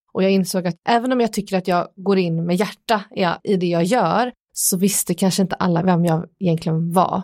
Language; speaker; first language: Swedish; early bilingual, other home language; Persian